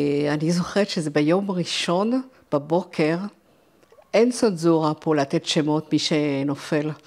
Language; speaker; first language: Hebrew; non-native, fluent; French